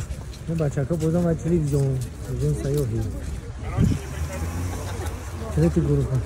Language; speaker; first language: Russian; non-native, learner; Tajik